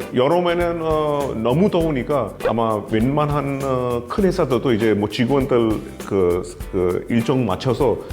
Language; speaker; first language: Korean; non-native, fluent; Hindi